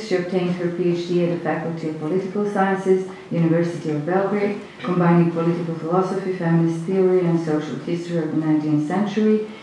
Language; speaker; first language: English; non-native, fluent; Croatian